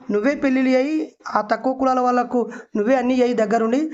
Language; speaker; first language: Telugu; native; Telugu